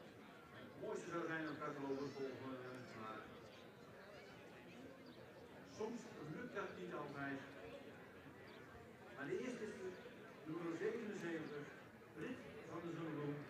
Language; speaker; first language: Dutch; native; Dutch